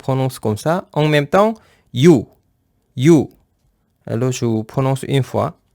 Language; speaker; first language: French; non-native, fluent; Korean